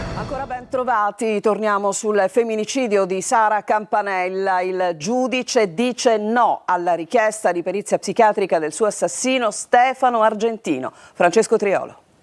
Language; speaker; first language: Italian; native; Italian